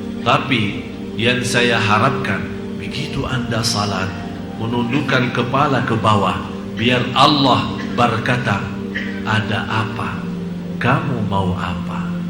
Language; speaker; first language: Indonesian; non-native, fluent; Arabic